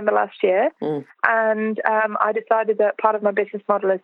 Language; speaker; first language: English; native; English